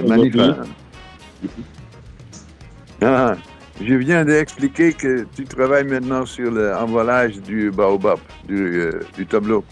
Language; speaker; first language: French; non-native, fluent; Dutch